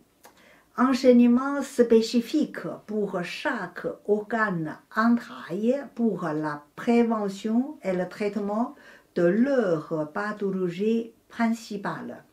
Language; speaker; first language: French; non-native, fluent; Chinese